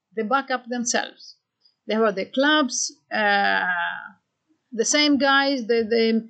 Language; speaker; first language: English; non-native, fluent; Greek